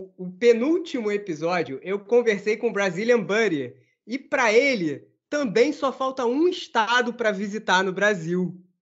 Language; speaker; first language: Portuguese; native; Portuguese